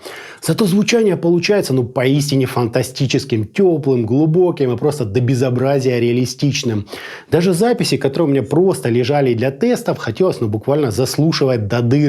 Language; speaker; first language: Russian; native; Russian